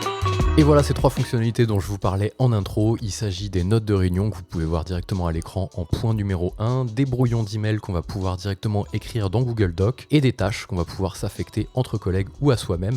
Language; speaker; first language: French; native; French